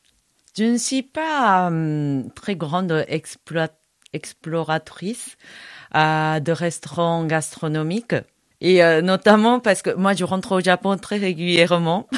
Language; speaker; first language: French; non-native, fluent; Japanese